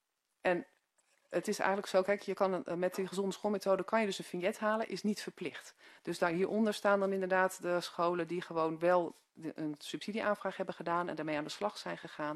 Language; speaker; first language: Dutch; native; Dutch